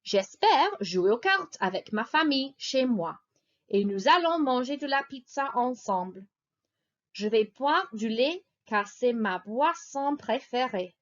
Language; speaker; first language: French; non-native, fluent; English